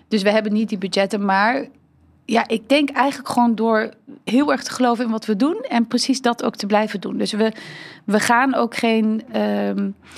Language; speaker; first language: Dutch; early bilingual, heritage; Dutch